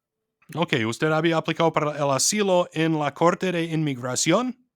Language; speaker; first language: Spanish; non-native, fluent; English